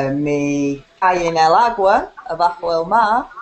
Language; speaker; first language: Spanish; non-native, learner; English